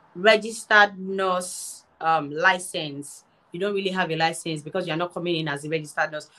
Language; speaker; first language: English; non-native, local second language; Yoruba